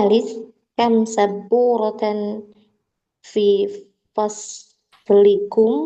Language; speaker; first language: Arabic; non-native, learner; Indonesian